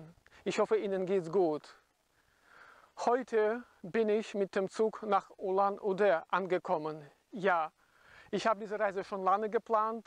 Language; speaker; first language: German; non-native, fluent; Russian